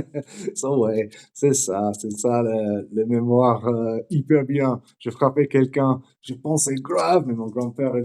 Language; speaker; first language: French; non-native, learner; English